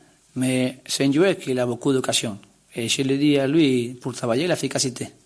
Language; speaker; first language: French; non-native, learner; Spanish